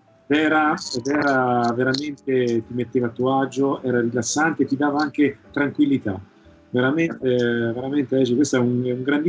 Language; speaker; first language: Italian; native; Italian